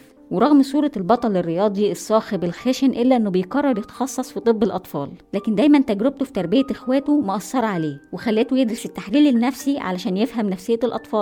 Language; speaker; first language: Arabic; native; Arabic